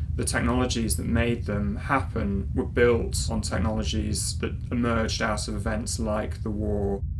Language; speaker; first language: English; native; English